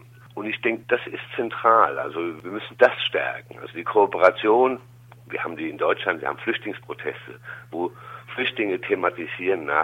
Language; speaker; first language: German; native; German